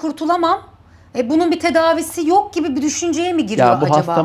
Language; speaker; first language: Turkish; native; Turkish